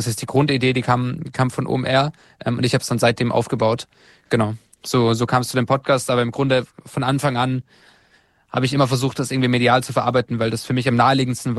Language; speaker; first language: German; native; German